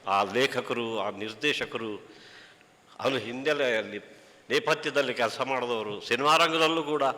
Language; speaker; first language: Kannada; native; Kannada